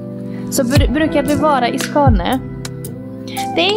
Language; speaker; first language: Swedish; early bilingual, other home language; Greek